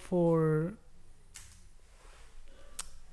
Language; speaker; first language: English; non-native, fluent; Spanish